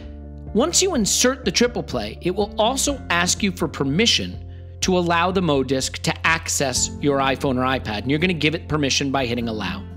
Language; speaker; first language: English; native; English